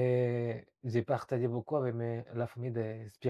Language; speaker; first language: French; non-native, fluent; Spanish